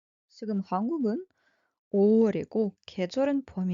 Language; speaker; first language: Korean; non-native, fluent; Russian